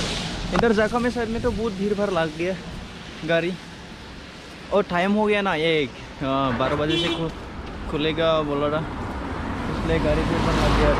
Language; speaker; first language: Hindi; non-native, local second language; Assamese